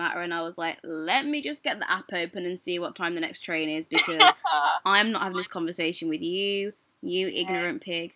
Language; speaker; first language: English; native; English